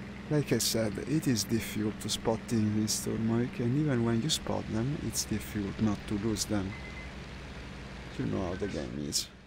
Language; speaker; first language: English; non-native, fluent; Italian